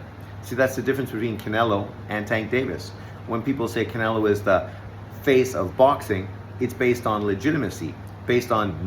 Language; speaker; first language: English; native; English